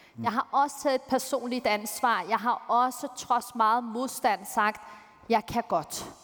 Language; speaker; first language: Danish; early bilingual, other home language; Turkish